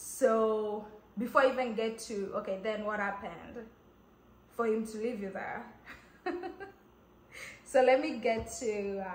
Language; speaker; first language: English; non-native, local second language; Kamba